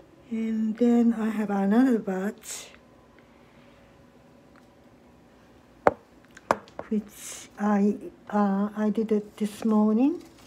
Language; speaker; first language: English; non-native, fluent; Japanese